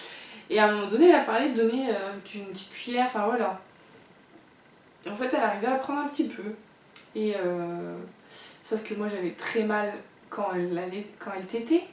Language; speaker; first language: French; native; French